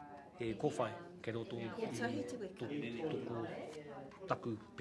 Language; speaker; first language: Māori; non-native, learner; English